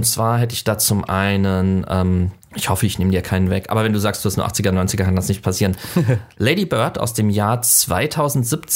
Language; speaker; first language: German; native; German